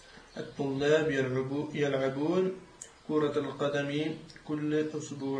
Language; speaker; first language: Arabic; non-native, learner; French